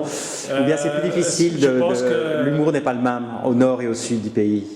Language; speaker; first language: French; native; French